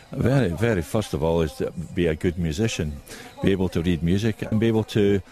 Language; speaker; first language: English; native; English